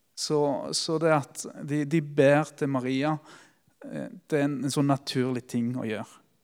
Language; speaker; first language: Norwegian; early bilingual, other home language; Spanish